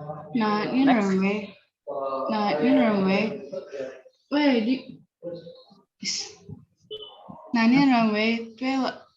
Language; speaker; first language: Chinese; non-native, learner; Indonesian